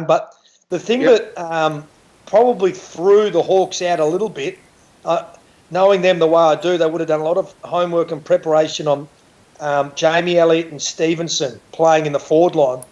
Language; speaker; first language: English; native; English